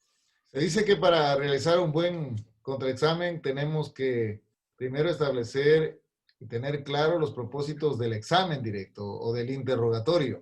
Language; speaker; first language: Spanish; native; Spanish